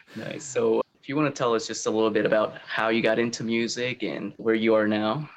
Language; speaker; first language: English; early bilingual, other home language; Spanish